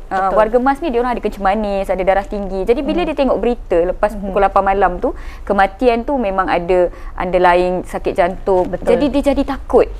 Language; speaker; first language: Malay; non-native, local second language; Tamil